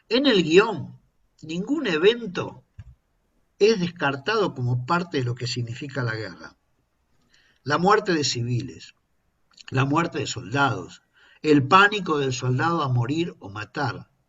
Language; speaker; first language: Spanish; native; Spanish